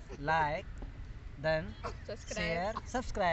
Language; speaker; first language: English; non-native, learner; Indonesian